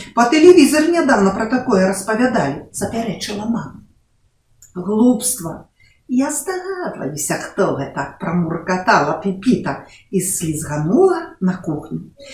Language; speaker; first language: Belarusian; non-native, local second language; Russian